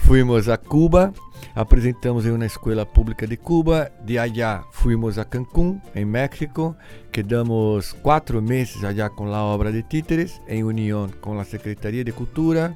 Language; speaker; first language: Spanish; non-native, fluent; Portuguese